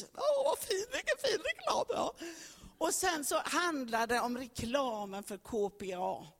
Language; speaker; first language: Swedish; native; Swedish